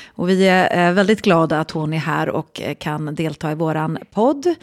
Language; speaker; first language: Swedish; native; Swedish